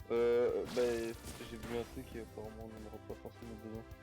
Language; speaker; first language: French; native; French